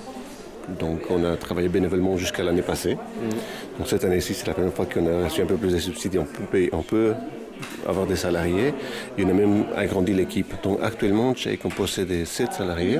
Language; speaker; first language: French; native; French